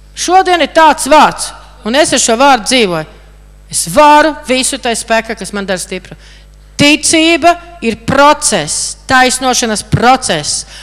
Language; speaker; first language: Latvian; native; Latvian